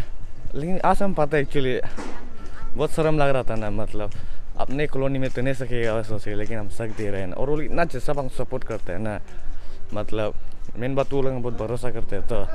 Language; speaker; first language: Hindi; non-native, local second language; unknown